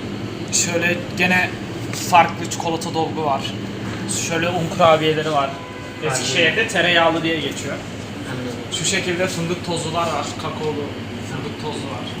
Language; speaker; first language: Turkish; native; Turkish